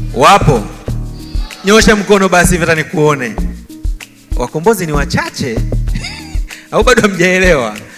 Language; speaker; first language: Swahili; native; Swahili